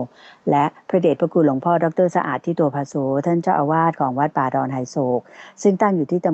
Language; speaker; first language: Thai; native; Thai